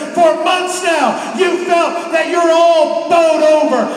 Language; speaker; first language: English; native; English